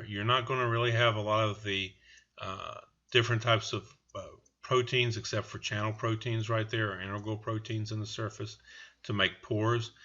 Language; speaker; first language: English; native; English